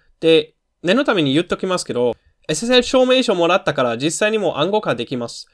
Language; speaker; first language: Japanese; non-native, fluent; German